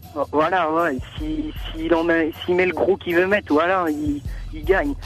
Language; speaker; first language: French; native; French